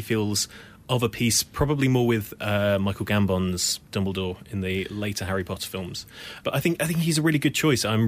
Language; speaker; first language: English; native; English